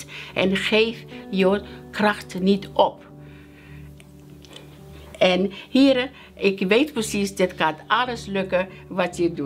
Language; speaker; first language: Dutch; non-native, learner; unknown